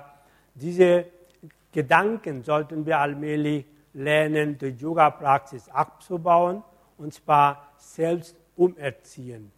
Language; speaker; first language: German; non-native, fluent; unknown